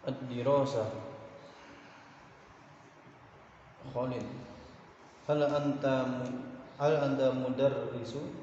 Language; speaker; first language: Arabic; non-native, learner; Indonesian